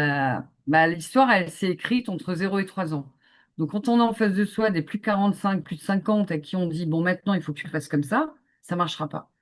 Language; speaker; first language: French; native; French